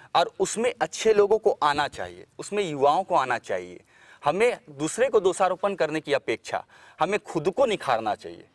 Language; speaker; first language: Hindi; native; Hindi